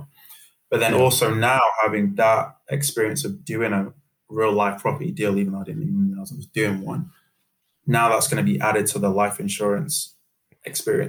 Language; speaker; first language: English; native; English